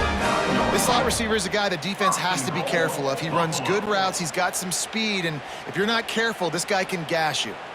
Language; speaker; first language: English; native; English